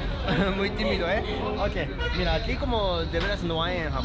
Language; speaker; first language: Spanish; non-native, learner; Japanese